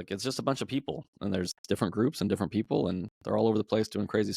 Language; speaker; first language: English; native; English